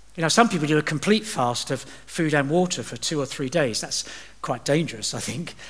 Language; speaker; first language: English; native; English